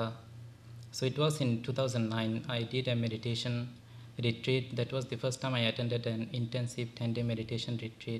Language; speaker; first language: English; non-native, local second language; Bangla